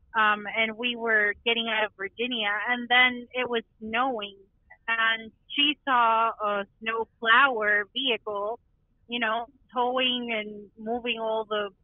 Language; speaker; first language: English; non-native, local second language; Spanish